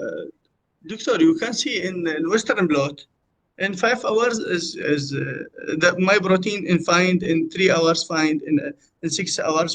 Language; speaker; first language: English; non-native, learner; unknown